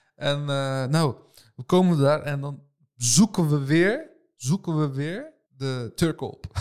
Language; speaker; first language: Dutch; early bilingual, other home language; Turkish